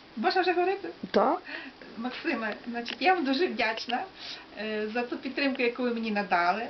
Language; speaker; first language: Ukrainian; native; Ukrainian